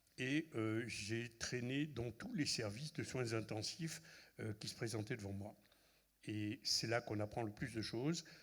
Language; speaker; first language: French; non-native, local second language; Arabic